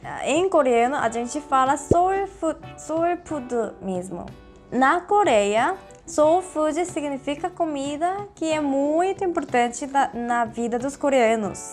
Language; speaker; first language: Portuguese; non-native, fluent; Korean